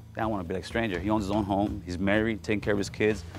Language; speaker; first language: English; native; English